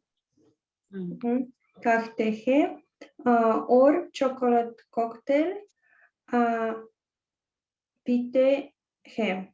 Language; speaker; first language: Hindi; non-native, learner; Russian